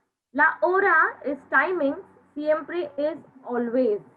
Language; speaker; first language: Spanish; non-native, fluent; Hindi